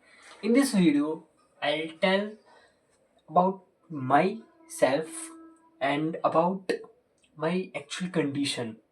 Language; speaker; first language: English; non-native, local second language; Hindi